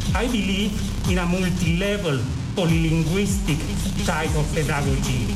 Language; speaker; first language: English; non-native, fluent; Spanish